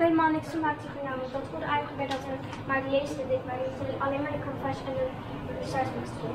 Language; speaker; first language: Dutch; early bilingual, other home language; Indonesian